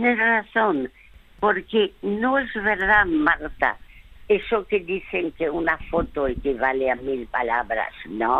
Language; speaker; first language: Spanish; early bilingual, other home language; French